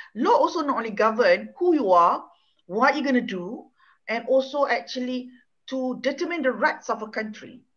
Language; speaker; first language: English; non-native, local second language; Malay